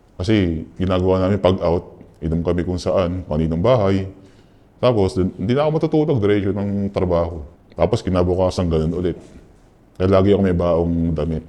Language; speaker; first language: Filipino; native; Filipino